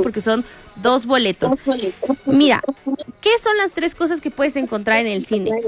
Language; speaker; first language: Spanish; native; Spanish